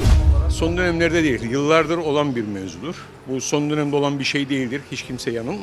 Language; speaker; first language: Turkish; native; Turkish